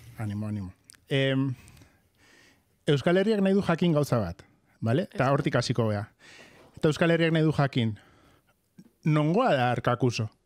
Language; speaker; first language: Basque; non-native, local second language; Spanish